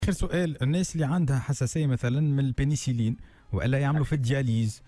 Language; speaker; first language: Arabic; native; Arabic